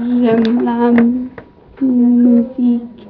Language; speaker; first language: French; non-native, learner; English